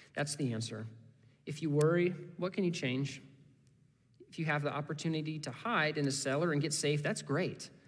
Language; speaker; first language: English; native; English